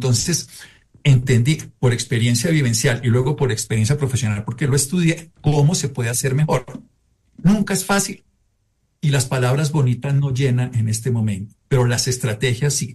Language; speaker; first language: Spanish; native; Spanish